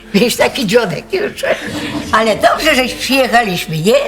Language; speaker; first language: Polish; native; Polish